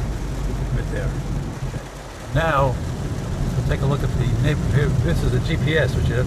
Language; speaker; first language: English; native; English